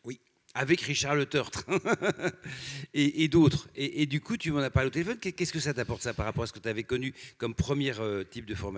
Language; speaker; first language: French; native; French